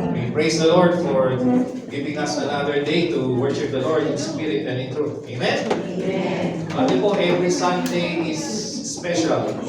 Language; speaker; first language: English; non-native, local second language; Filipino